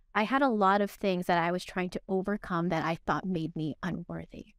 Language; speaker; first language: English; early bilingual, other home language; Filipino